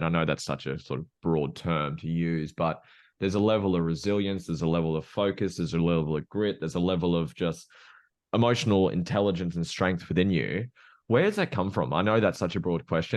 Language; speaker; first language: English; native; English